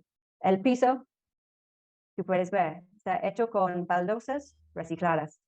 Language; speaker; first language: Spanish; non-native, fluent; English